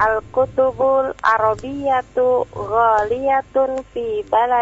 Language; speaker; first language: Arabic; non-native, learner; Indonesian